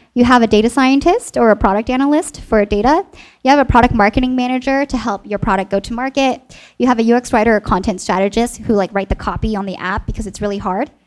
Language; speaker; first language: English; early bilingual, other home language; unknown